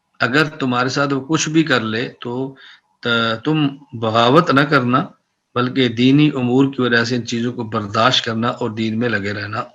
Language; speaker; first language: Urdu; non-native, local second language; Punjabi